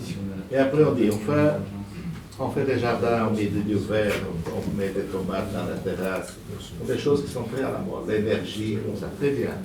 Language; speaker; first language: French; non-native, fluent; Portuguese